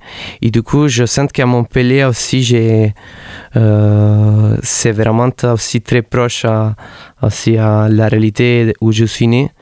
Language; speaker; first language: French; non-native, fluent; Italian